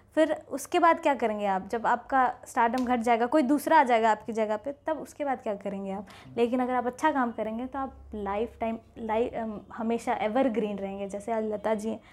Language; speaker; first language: Hindi; native; Hindi